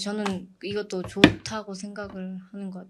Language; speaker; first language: Korean; early bilingual, heritage; Korean